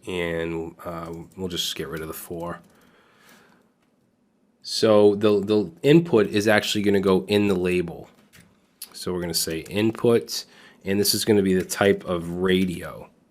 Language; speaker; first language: English; native; English